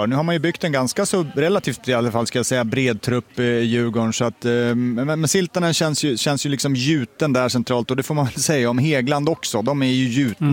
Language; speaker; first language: Swedish; native; Swedish